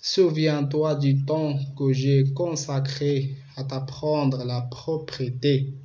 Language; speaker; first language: French; non-native, local second language; Arabic